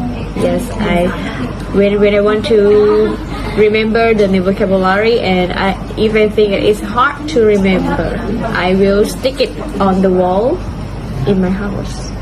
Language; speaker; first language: English; non-native, learner; Thai